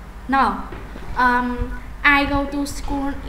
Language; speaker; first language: English; non-native, learner; Vietnamese